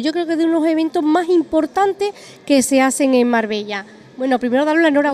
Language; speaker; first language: Spanish; native; Spanish